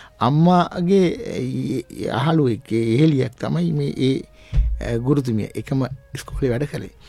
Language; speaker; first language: Sinhala; non-native, local second language; Tamil